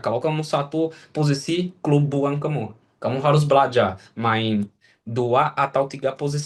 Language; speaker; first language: Indonesian; non-native, fluent; Portuguese